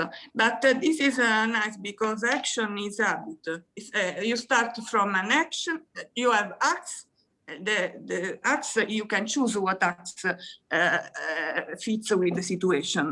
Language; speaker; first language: English; non-native, fluent; Italian